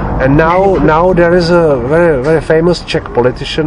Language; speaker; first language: English; non-native, fluent; Czech